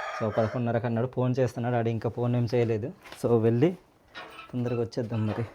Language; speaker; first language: Telugu; non-native, local second language; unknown